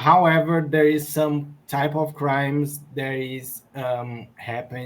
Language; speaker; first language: English; non-native, learner; Portuguese